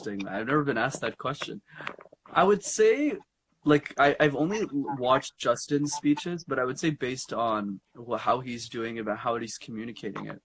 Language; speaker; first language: English; native; English